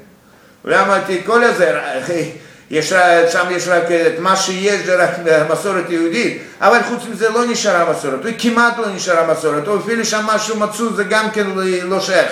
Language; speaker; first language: Hebrew; non-native, fluent; Russian